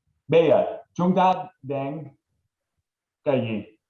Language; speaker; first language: Vietnamese; non-native, learner; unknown